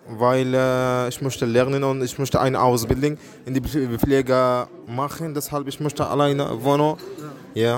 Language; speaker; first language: German; non-native, learner; Arabic